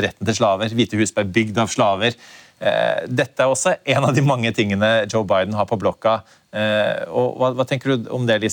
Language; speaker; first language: Norwegian; native; Norwegian